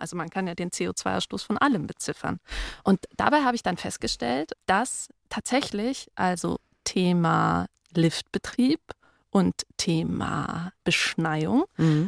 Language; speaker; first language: German; native; German